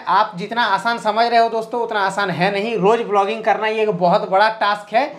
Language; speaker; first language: Hindi; native; Hindi